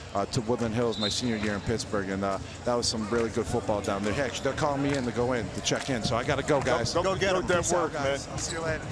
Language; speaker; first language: English; native; English